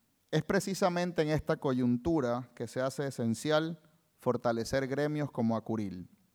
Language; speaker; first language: Spanish; native; Spanish